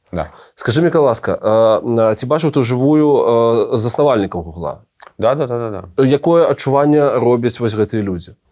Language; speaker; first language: Belarusian; non-native, local second language; Russian